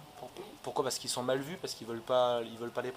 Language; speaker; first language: French; native; French